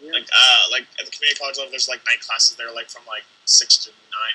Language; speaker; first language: English; native; English